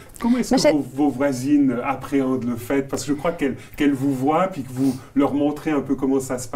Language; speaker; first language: French; native; French